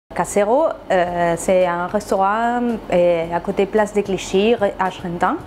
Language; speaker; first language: French; non-native, fluent; Spanish